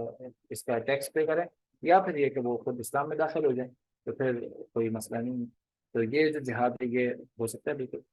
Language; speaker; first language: Urdu; native; Urdu